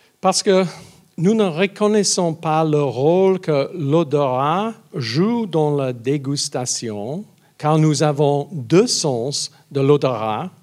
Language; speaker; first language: French; non-native, learner; English